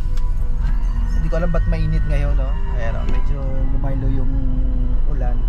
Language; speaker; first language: Filipino; native; Filipino